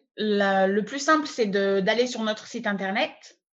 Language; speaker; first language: French; native; French